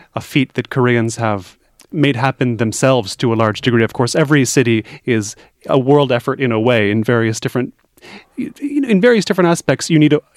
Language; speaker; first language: English; native; English